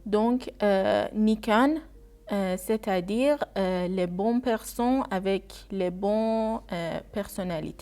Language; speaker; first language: French; non-native, learner; Persian